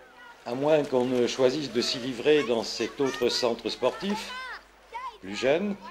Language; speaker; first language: French; native; French